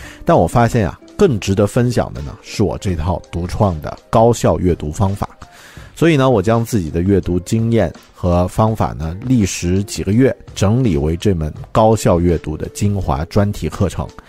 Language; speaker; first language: Chinese; native; Chinese